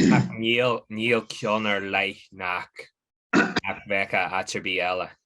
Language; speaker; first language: Irish; native; Irish